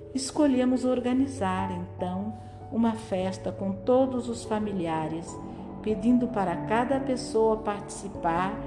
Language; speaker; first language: Portuguese; non-native, fluent; French